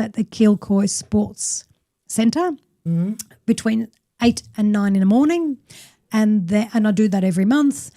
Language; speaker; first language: English; native; English